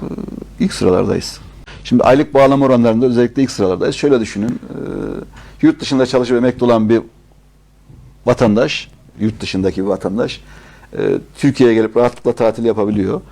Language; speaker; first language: Turkish; native; Turkish